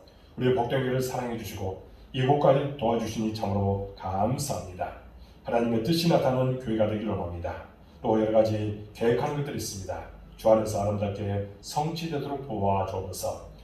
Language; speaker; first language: Korean; native; Korean